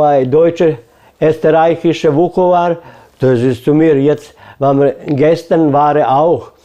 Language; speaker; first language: German; early bilingual, heritage; German